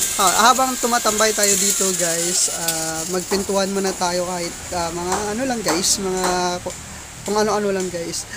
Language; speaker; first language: Filipino; non-native, local second language; Kinaray-a